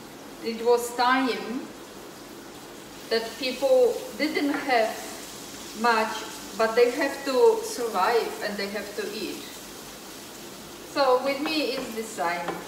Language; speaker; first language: English; non-native, learner; Polish